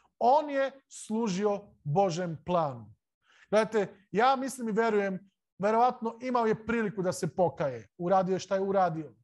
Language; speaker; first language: Serbian; non-native, local second language; Slovak